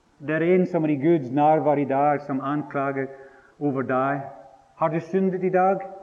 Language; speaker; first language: Norwegian; non-native, fluent; English